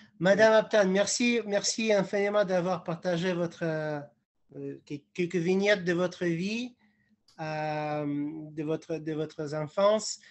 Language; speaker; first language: French; non-native, fluent; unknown